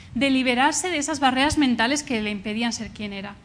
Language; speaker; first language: Spanish; native; Spanish